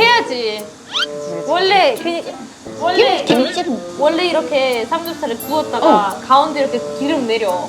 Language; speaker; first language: Korean; non-native, fluent; German